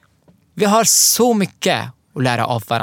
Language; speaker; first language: Swedish; non-native, learner; Arabic